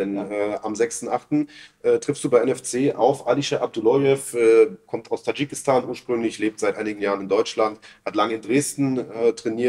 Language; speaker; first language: German; native; German